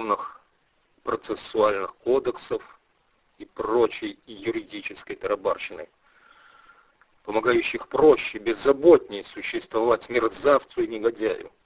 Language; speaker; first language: Russian; native; Russian